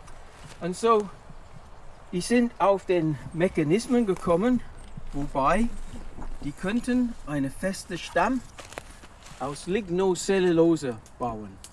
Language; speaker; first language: German; non-native, fluent; English